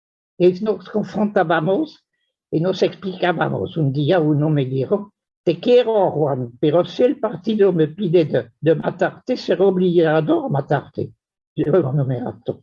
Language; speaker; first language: Spanish; non-native, fluent; French